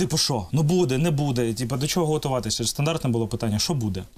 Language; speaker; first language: Ukrainian; non-native, local second language; Russian